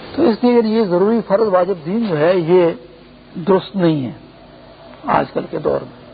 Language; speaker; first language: Urdu; non-native, local second language; Pashto